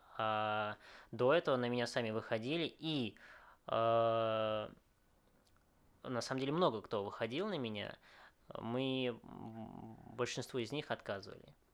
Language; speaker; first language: Russian; early bilingual, other home language; Vietnamese